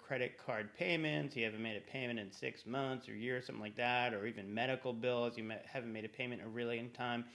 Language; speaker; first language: English; native; English